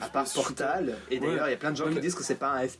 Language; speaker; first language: French; native; French